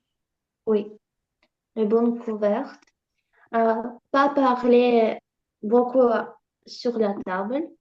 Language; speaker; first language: French; non-native, learner; Ukrainian